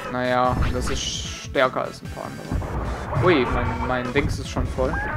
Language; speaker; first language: German; native; German